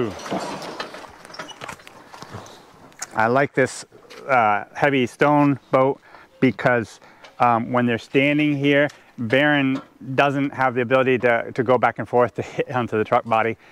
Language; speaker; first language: English; native; English